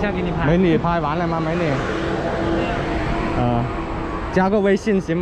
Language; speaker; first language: Chinese; non-native, local second language; Cantonese